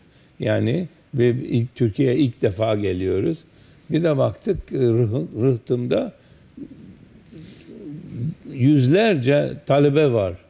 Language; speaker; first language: Turkish; early bilingual, heritage; Turkish